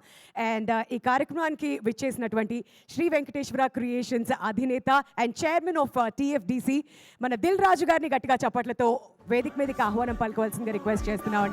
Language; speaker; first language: Telugu; native; Telugu